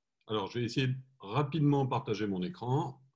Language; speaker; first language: French; native; French